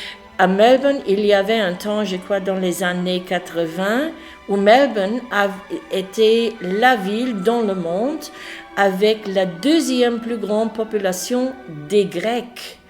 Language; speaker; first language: French; non-native, fluent; English